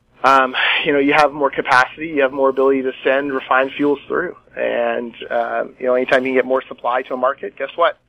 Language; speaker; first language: English; native; English